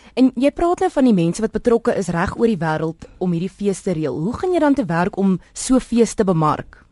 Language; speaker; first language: Afrikaans; native; Afrikaans